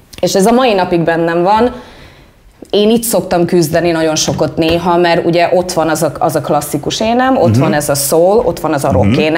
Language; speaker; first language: Hungarian; early bilingual, heritage; English